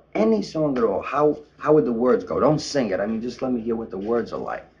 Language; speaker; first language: English; native; English